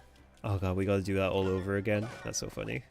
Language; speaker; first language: English; native; English